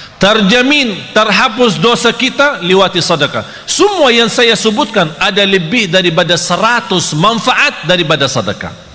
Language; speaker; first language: Malay; non-native, fluent; Arabic